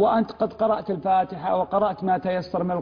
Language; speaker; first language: Arabic; native; Arabic